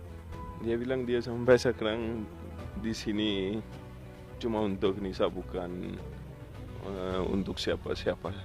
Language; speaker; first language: Indonesian; non-native, fluent; Urdu